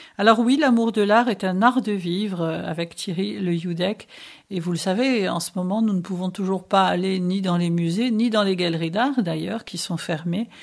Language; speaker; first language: French; native; French